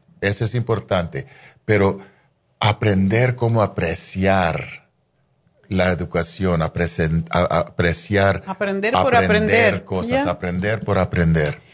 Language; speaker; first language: Spanish; non-native, fluent; English